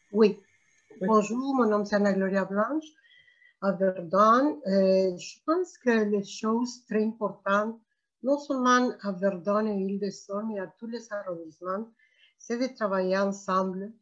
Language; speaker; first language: French; non-native, fluent; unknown